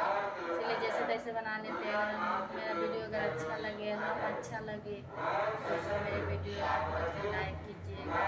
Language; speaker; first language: Hindi; non-native, local second language; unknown